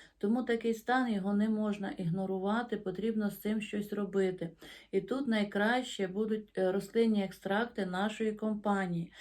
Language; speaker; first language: Ukrainian; non-native, local second language; Russian